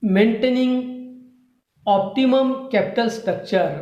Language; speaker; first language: English; non-native, local second language; Marathi